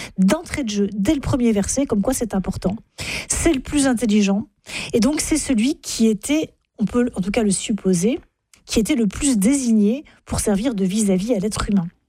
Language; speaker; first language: French; native; French